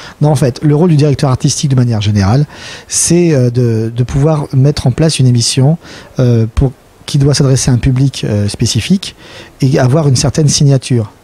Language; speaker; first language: French; native; French